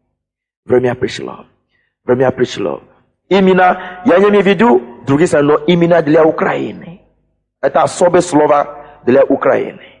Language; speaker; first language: Russian; non-native, fluent; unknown